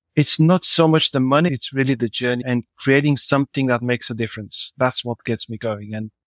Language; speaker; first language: English; non-native, fluent; Bulgarian